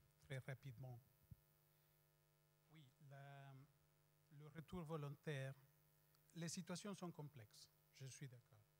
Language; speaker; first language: French; non-native, fluent; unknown